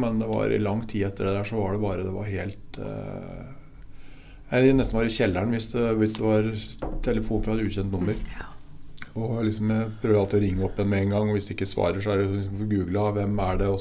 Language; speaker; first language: Norwegian; native; Norwegian